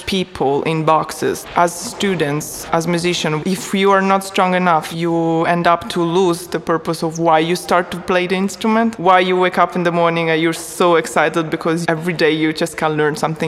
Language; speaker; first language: English; non-native, fluent; Italian